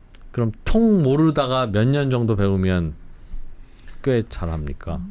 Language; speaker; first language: Korean; native; Korean